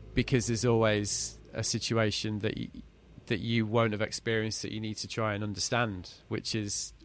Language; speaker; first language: English; native; English